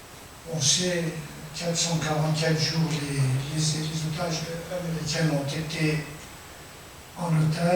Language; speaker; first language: French; non-native, fluent; Persian